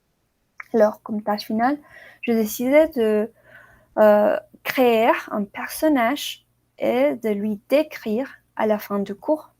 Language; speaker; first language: French; non-native, learner; Spanish